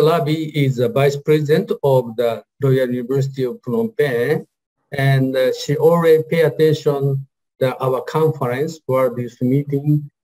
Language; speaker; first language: English; non-native, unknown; Japanese